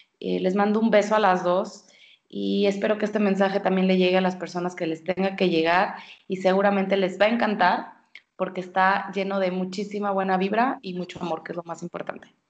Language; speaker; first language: Spanish; native; Spanish